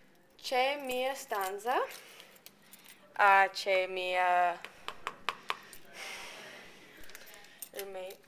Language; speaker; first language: Italian; non-native, learner; English